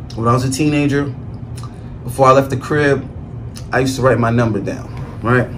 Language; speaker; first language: English; native; English